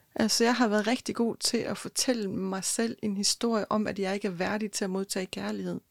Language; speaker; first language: Danish; native; Danish